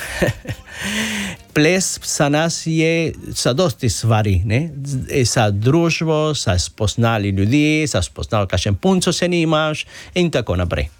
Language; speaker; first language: Slovenian; non-native, learner; Spanish